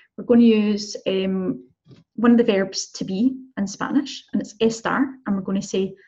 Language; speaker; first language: English; native; English